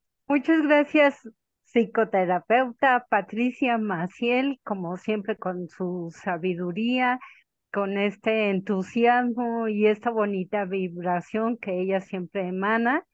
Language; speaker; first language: Spanish; native; Spanish